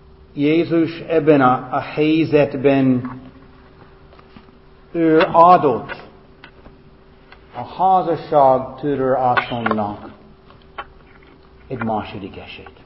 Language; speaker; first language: Hungarian; non-native, fluent; English